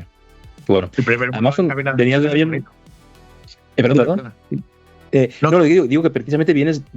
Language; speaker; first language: Spanish; native; Spanish